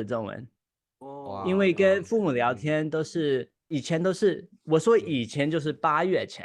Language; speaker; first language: Chinese; early bilingual, heritage; Chinese